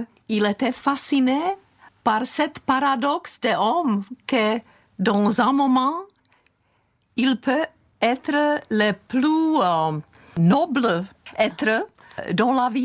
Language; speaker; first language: French; non-native, fluent; Czech